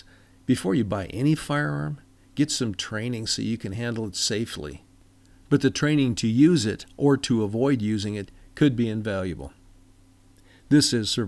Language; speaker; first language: English; native; English